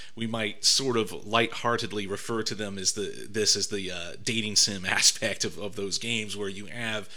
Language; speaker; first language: English; native; English